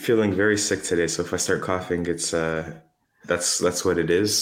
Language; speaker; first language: English; native; English